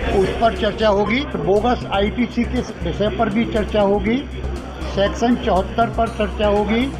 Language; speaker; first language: Hindi; native; Hindi